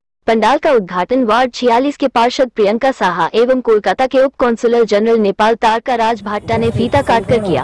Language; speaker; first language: Hindi; native; Hindi